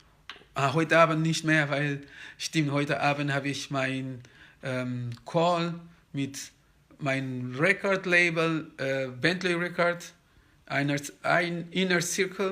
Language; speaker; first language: German; non-native, fluent; Kabuverdianu